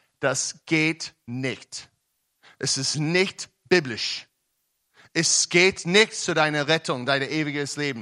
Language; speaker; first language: German; non-native, learner; English